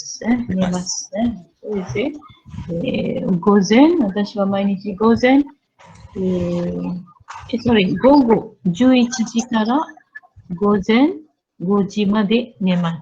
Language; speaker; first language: Japanese; non-native, fluent; Malay